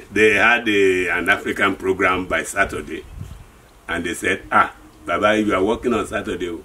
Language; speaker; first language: English; non-native, local second language; Yoruba